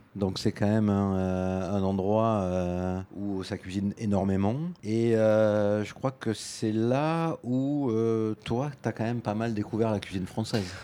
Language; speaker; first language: French; native; French